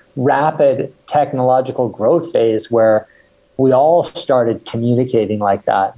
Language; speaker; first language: English; native; English